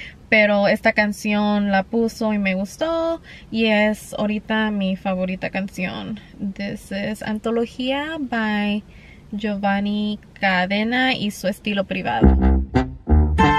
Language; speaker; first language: Spanish; early bilingual, heritage; Spanish